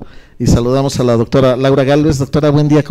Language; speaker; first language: Spanish; native; Spanish